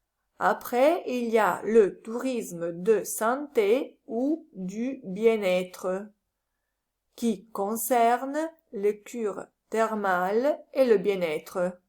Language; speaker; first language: French; non-native, learner; Italian